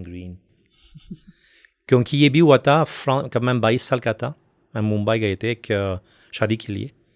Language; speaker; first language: Hindi; non-native, fluent; French